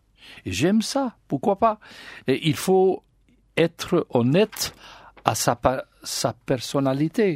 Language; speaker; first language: French; non-native, learner; English